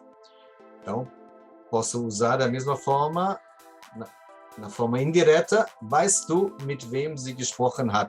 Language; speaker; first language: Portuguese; non-native, fluent; German